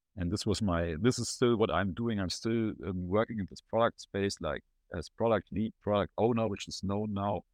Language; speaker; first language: English; non-native, fluent; German